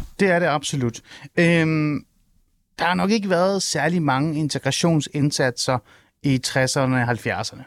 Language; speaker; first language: Danish; early bilingual, other home language; Persian